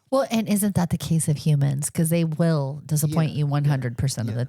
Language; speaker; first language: English; native; English